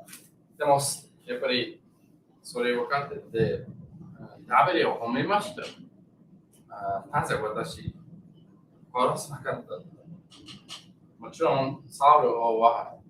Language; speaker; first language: Japanese; non-native, learner; English